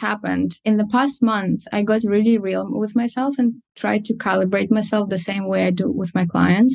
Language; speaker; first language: English; non-native, fluent; Russian